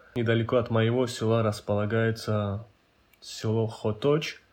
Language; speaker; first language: Russian; non-native, local second language; Avaric